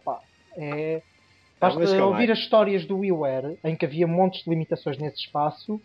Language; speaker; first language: Portuguese; native; Portuguese